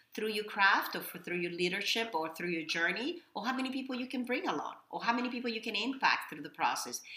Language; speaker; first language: English; non-native, fluent; Spanish